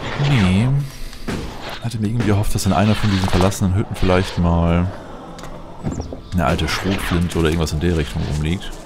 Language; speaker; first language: German; native; German